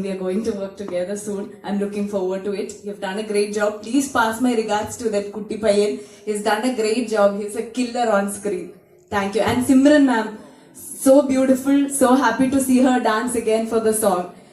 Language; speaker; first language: English; non-native, local second language; Malayalam